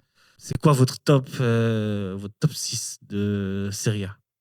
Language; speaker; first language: French; native; French